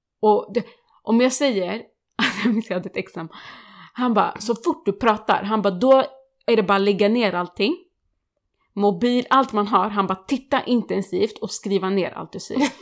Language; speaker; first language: Swedish; early bilingual, other home language; Kurdish